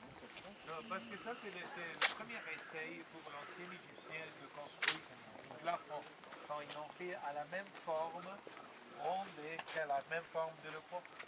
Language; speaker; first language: French; non-native, fluent; Arabic